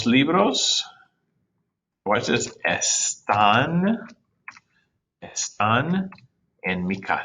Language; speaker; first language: Spanish; non-native, fluent; English